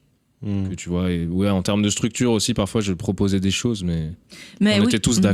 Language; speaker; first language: French; native; French